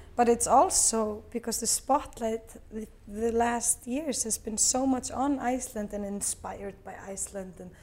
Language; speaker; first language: English; non-native, fluent; Icelandic